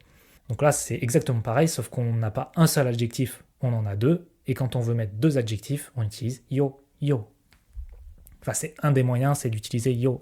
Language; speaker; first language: French; native; French